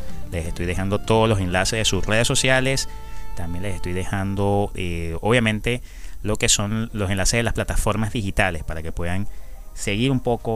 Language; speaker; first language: Spanish; native; Spanish